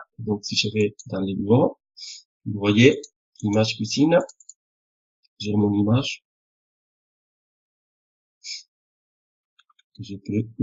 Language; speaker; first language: French; non-native, fluent; Spanish